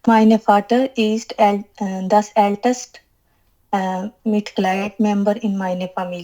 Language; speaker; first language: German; non-native, learner; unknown